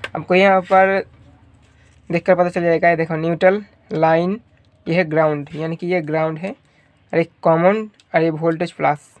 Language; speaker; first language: Hindi; non-native, local second language; Bangla